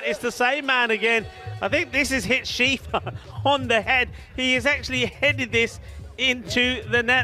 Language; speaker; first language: English; native; English